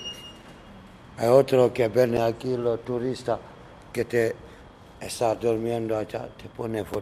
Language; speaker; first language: Spanish; non-native, learner; Arabic